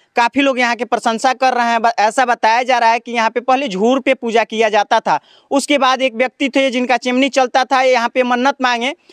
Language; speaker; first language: Hindi; native; Hindi